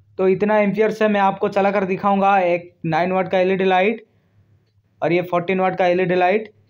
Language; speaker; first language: Hindi; native; Hindi